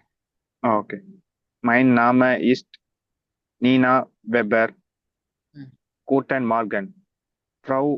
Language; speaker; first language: German; non-native, learner; Tamil